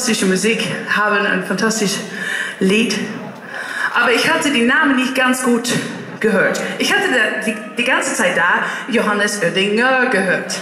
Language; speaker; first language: German; non-native, learner; Dutch